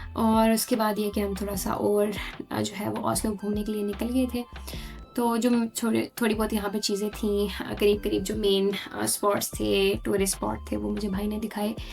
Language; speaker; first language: Urdu; native; Urdu